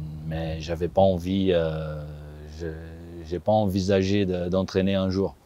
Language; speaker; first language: French; non-native, fluent; Portuguese